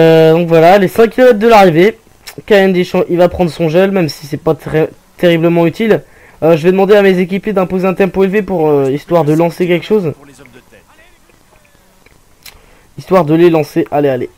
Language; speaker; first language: French; native; French